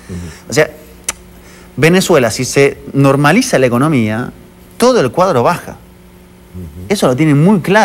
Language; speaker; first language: Spanish; native; Spanish